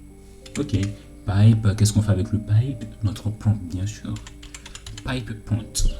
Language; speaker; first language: French; native; French